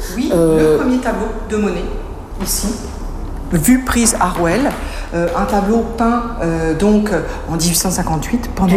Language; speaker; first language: French; native; French